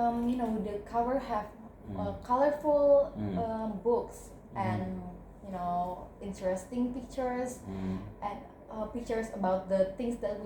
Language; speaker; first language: English; non-native, learner; Indonesian